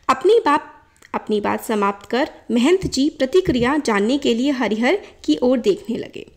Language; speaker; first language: Hindi; native; Hindi